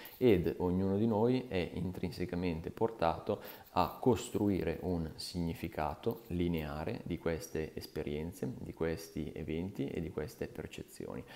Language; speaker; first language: Italian; native; Italian